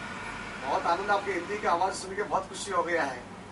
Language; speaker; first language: Hindi; non-native, local second language; Telugu